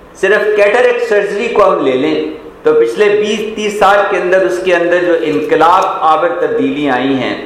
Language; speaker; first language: Urdu; non-native, local second language; Punjabi